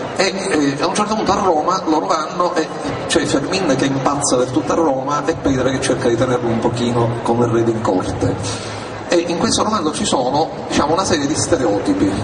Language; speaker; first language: Italian; native; Italian